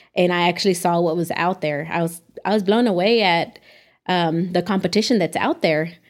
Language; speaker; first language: English; native; English